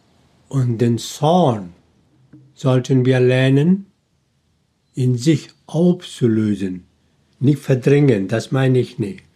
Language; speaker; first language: German; non-native, fluent; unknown